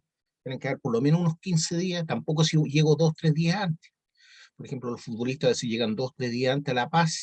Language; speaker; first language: Spanish; native; Spanish